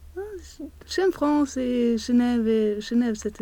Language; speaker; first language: French; non-native, learner; Swedish